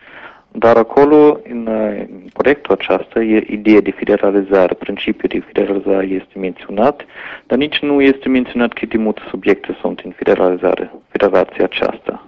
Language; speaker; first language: Romanian; non-native, fluent; German